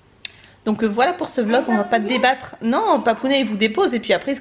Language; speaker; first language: French; native; French